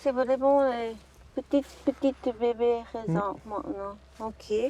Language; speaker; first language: French; non-native, learner; Japanese